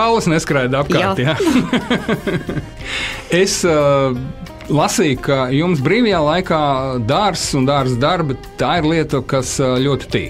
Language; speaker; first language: Latvian; native; Latvian